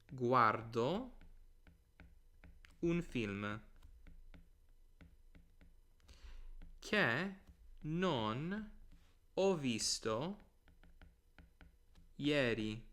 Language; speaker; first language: Italian; non-native, fluent; English